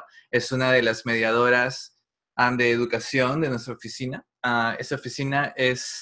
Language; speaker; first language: Spanish; non-native, fluent; English